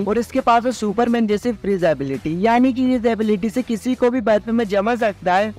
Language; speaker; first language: Hindi; native; Hindi